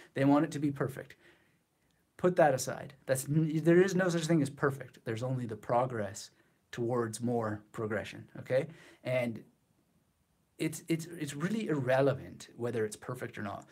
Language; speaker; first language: English; native; English